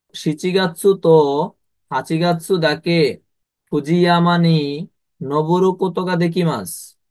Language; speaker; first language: Japanese; non-native, fluent; Bangla